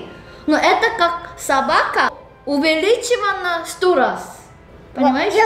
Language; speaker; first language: Russian; non-native, learner; Korean